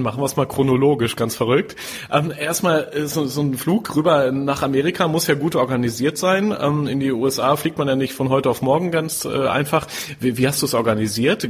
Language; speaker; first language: German; native; German